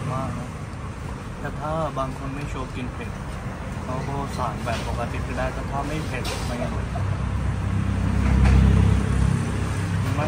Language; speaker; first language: Thai; non-native, fluent; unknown